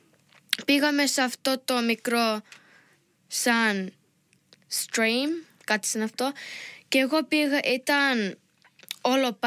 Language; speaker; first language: Greek; early bilingual, heritage; Greek